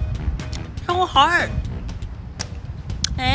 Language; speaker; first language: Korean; non-native, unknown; Cantonese